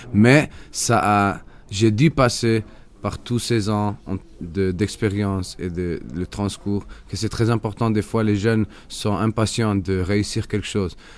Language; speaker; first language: French; non-native, fluent; Spanish